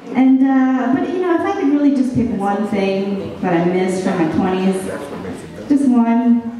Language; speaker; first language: English; native; English